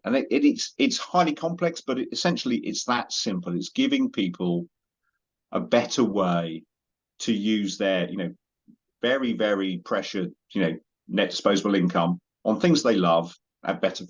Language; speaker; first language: English; native; English